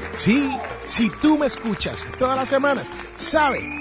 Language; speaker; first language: Spanish; native; Spanish